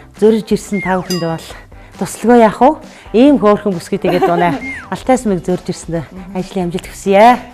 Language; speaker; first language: Mongolian; non-native, local second language; Kazakh